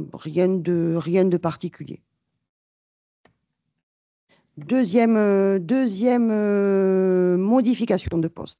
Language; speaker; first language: French; native; French